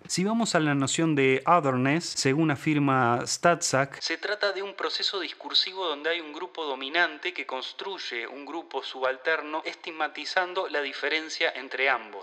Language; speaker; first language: Spanish; native; Spanish